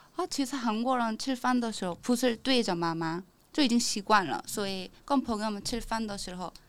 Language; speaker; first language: Chinese; non-native, fluent; Korean